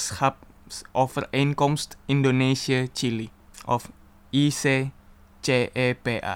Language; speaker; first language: Dutch; non-native, fluent; Indonesian